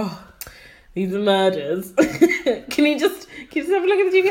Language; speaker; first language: English; native; English